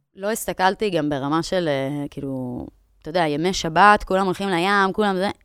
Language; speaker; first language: Hebrew; native; Hebrew